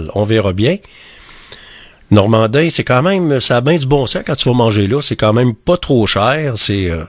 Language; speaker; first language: French; native; French